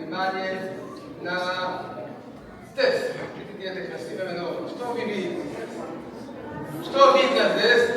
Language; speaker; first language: Russian; non-native, fluent; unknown